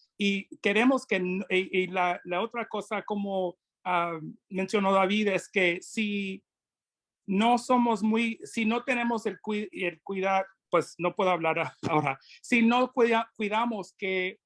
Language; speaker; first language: Spanish; non-native, fluent; English